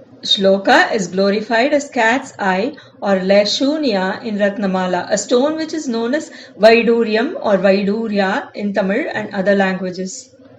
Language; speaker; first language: English; non-native, local second language; Tamil